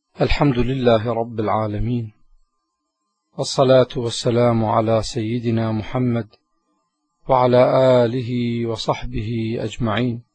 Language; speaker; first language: Arabic; native; Arabic